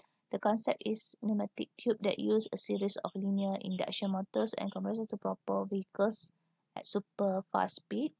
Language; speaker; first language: English; non-native, local second language; Malay